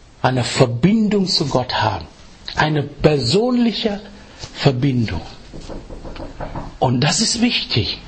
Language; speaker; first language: German; non-native, fluent; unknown